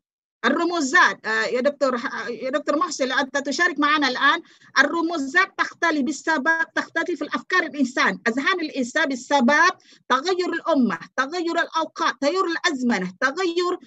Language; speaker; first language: Arabic; non-native, fluent; Malay